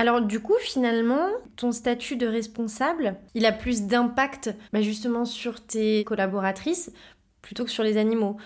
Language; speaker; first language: French; native; French